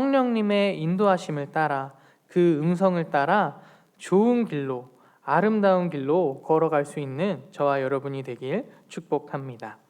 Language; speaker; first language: Korean; native; Korean